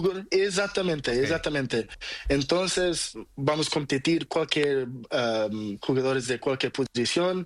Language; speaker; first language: Spanish; non-native, learner; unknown